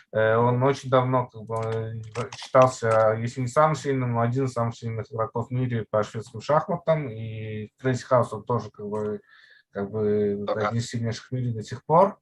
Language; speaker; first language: Russian; native; Russian